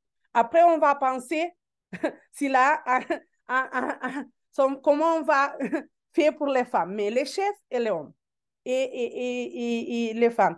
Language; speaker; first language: French; non-native, learner; Portuguese